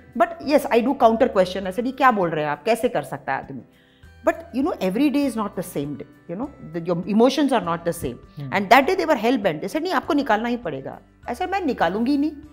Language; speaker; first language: English; non-native, local second language; Tamil